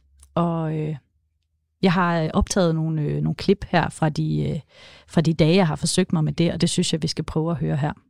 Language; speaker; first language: Danish; native; Danish